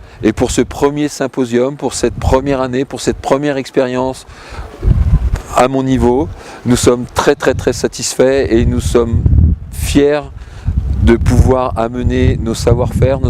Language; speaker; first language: French; native; French